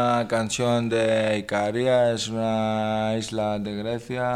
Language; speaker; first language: Spanish; non-native, learner; Greek